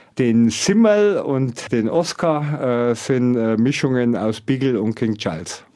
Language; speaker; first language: German; native; German